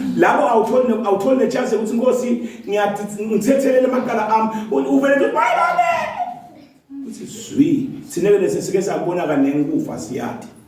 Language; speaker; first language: Zulu; non-native, local second language; Swati